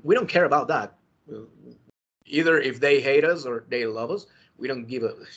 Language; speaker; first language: English; non-native, fluent; Spanish